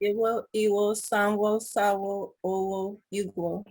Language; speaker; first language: Korean; non-native, learner; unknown